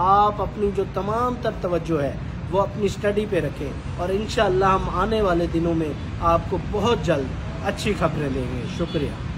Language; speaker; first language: Urdu; native; Urdu